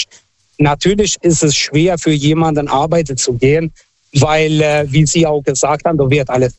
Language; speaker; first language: German; non-native, fluent; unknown